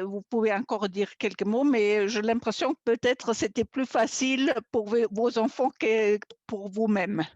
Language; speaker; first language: French; non-native, fluent; German